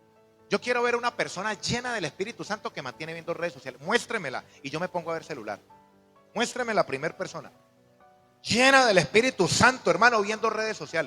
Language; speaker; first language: Spanish; native; Spanish